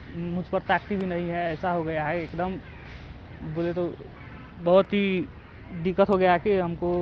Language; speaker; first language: Hindi; non-native, local second language; Nepali